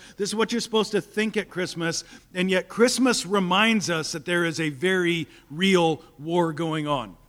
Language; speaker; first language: English; native; English